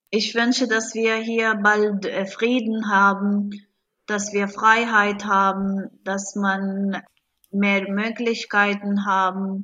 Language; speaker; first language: German; non-native, fluent; Arabic